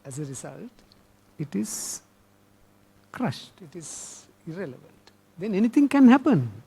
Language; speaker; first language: English; non-native, local second language; Sinhala